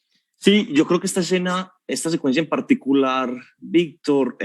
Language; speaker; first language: Spanish; native; Spanish